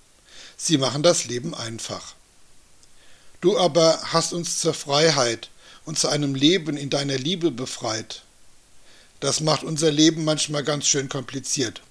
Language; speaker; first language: German; native; German